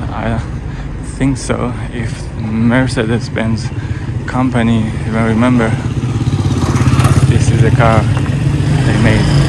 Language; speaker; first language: English; non-native, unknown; Persian